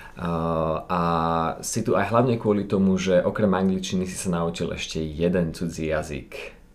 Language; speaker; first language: Slovak; native; Slovak